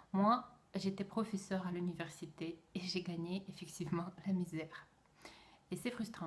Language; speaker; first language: French; non-native, fluent; Russian